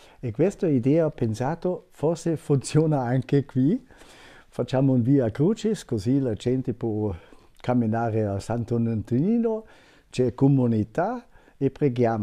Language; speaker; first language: Italian; non-native, fluent; German